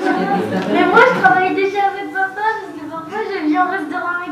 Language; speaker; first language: French; early bilingual, other home language; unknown